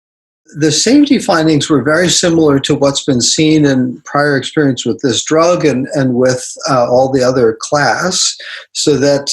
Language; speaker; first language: English; native; English